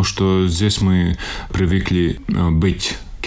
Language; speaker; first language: Russian; non-native, local second language; Latvian